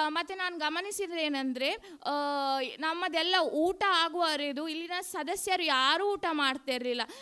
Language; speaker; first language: Kannada; non-native, local second language; Tulu